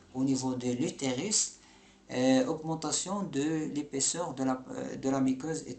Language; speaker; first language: French; non-native, local second language; Arabic